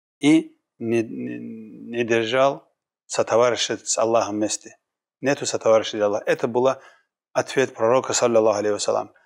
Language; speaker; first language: Russian; non-native, local second language; Kumyk